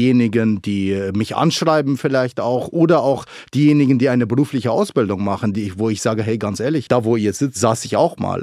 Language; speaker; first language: German; early bilingual, other home language; Arabic